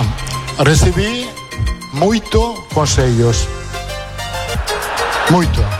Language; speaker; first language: Portuguese; non-native, fluent; Italian